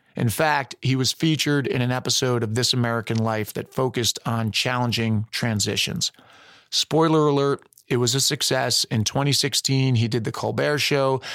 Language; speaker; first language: English; native; English